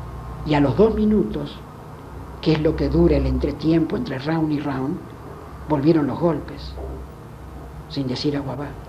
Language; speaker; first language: Spanish; native; Spanish